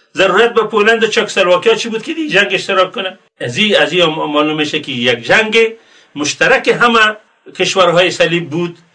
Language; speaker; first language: Persian; native; Persian